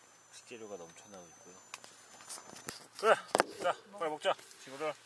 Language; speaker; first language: Korean; native; Korean